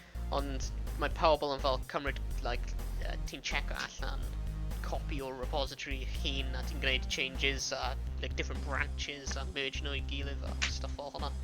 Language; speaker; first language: Welsh; non-native, local second language; English